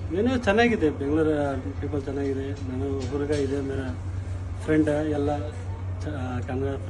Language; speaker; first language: Kannada; non-native, learner; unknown